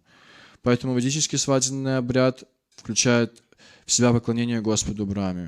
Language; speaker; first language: Russian; native; Russian